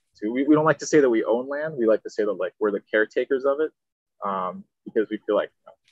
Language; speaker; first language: English; native; English